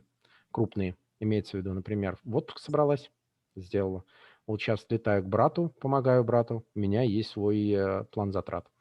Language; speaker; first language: Russian; native; Russian